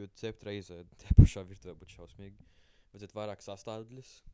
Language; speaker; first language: Latvian; native; Latvian